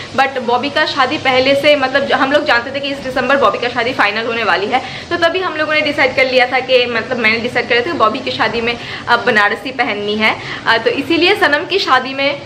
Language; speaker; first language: Hindi; non-native, local second language; Bangla